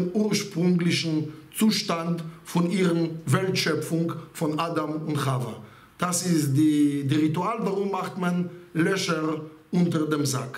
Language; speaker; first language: German; non-native, fluent; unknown